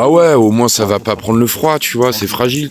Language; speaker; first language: French; native; French